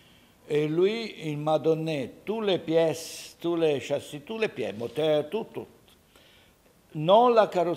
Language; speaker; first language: French; non-native, learner; Italian